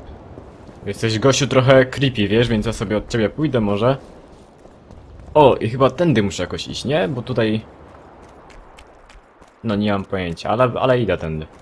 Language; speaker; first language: Polish; native; Polish